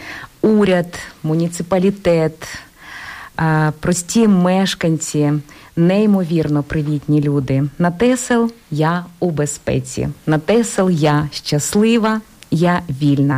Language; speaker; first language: Ukrainian; native; Ukrainian